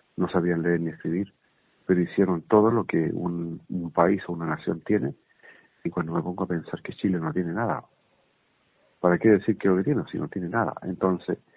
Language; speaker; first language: Spanish; non-native, local second language; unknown